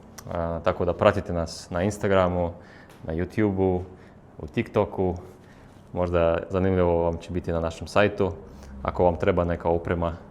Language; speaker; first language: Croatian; non-native, fluent; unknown